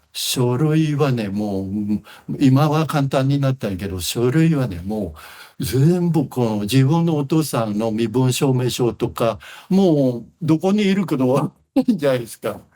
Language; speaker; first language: Japanese; non-native, fluent; Khmer